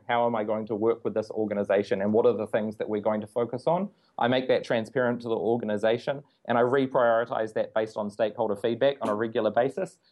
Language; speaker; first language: English; native; English